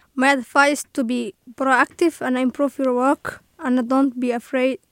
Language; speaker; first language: English; non-native, learner; Somali